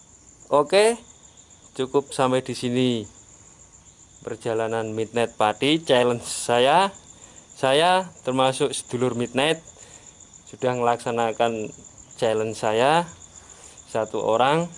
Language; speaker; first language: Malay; non-native, local second language; Javanese